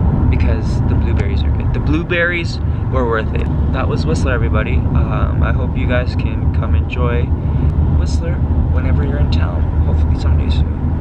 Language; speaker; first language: English; early bilingual, other home language; Korean